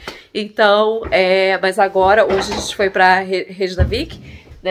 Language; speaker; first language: Portuguese; native; Portuguese